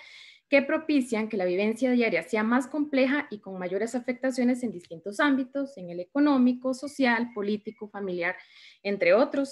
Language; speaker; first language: Spanish; native; Spanish